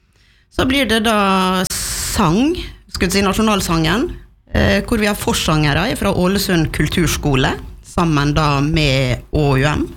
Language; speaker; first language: Norwegian; native; Norwegian